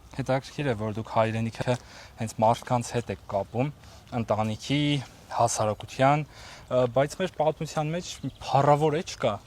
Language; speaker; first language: Armenian; native; Armenian